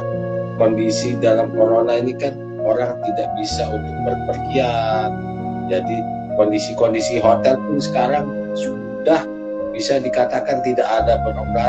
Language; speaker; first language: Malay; non-native, local second language; Sasak